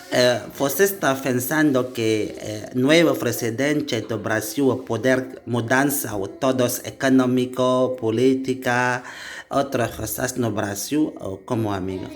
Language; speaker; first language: Portuguese; non-native, learner; Indonesian